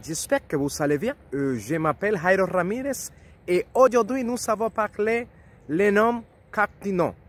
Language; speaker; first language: French; non-native, fluent; Spanish